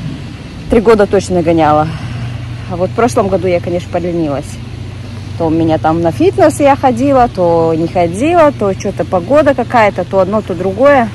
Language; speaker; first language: Russian; native; Russian